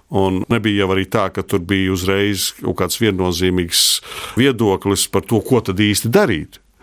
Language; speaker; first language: Latvian; native; Latvian